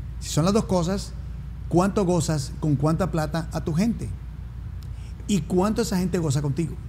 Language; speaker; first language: Spanish; native; Spanish